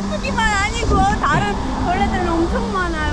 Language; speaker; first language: Korean; non-native, fluent; Armenian